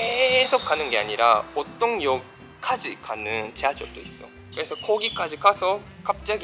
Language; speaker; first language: Korean; non-native, fluent; Japanese